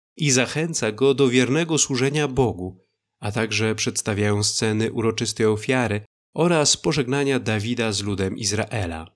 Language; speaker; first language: Polish; native; Polish